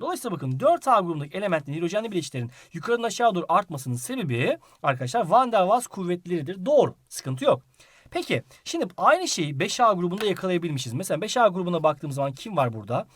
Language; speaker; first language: Turkish; native; Turkish